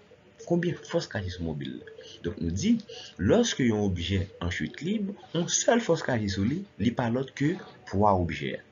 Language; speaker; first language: French; non-native, local second language; Haitian Creole